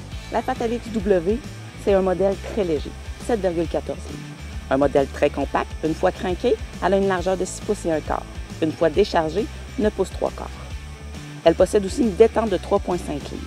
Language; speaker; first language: French; native; French